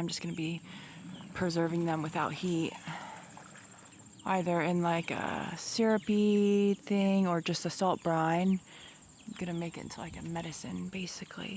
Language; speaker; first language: English; native; English